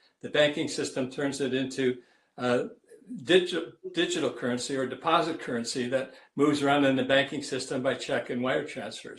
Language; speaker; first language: English; native; English